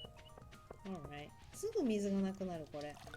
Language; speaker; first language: Japanese; native; Japanese